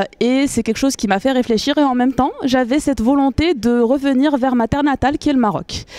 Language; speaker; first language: French; non-native, local second language; Arabic